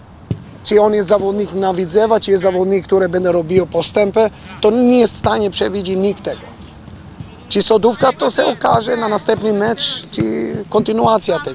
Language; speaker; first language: Polish; non-native, fluent; Albanian